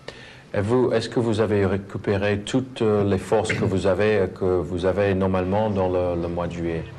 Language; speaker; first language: French; non-native, learner; English